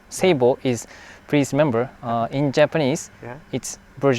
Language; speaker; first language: English; non-native, fluent; Japanese